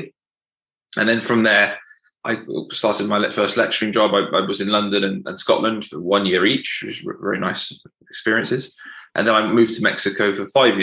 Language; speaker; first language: English; native; English